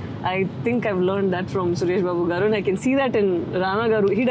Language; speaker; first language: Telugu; non-native, fluent; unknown